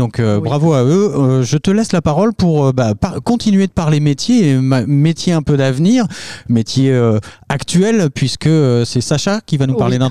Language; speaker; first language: French; native; French